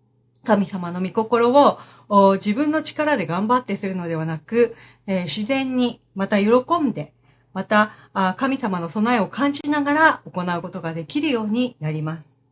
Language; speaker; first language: Japanese; native; Japanese